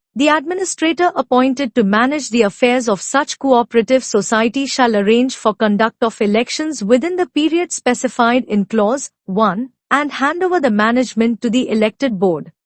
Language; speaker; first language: English; non-native, local second language; Telugu